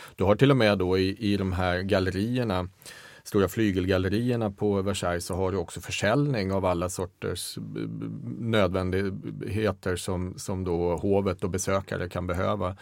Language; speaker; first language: Swedish; native; Swedish